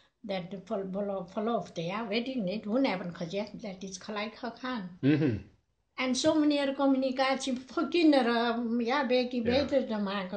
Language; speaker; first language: Dutch; non-native, learner; Nepali